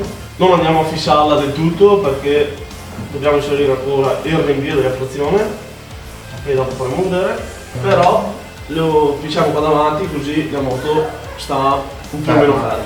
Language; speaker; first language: Italian; native; Italian